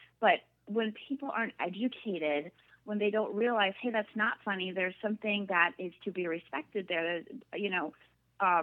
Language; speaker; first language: English; native; English